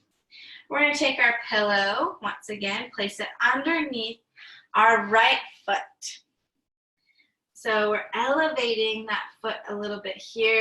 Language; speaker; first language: English; native; English